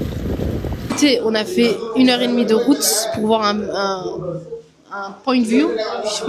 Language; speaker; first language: French; native; French